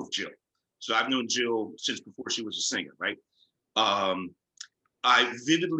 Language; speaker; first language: English; native; English